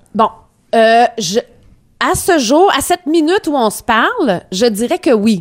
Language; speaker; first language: French; native; French